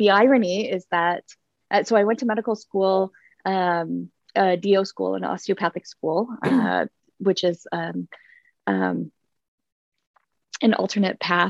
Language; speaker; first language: English; native; English